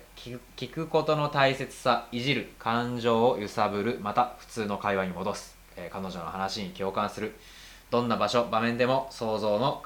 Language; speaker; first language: Japanese; native; Japanese